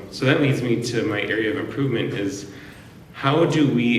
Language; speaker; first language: English; native; English